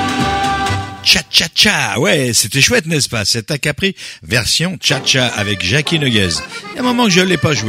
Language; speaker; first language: French; native; French